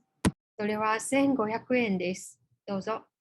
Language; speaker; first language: Japanese; non-native, fluent; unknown